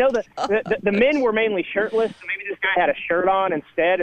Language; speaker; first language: English; native; English